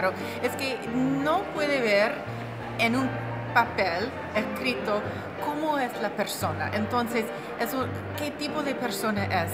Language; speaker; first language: Spanish; non-native, fluent; English